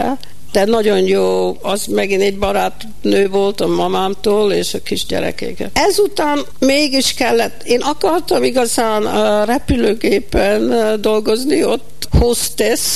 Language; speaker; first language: Hungarian; early bilingual, heritage; Hungarian